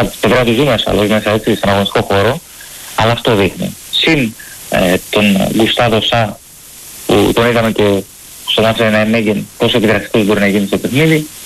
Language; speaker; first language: Greek; native; Greek